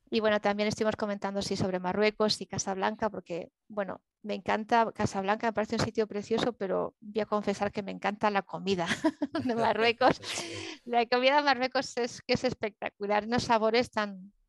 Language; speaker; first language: Spanish; native; Spanish